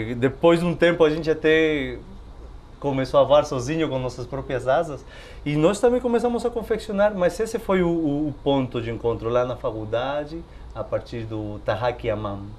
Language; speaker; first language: Portuguese; non-native, fluent; Spanish